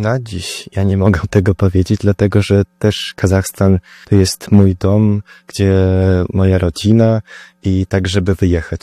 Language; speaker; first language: Polish; early bilingual, heritage; Russian